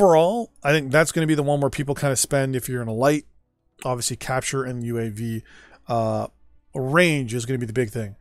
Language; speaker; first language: English; native; English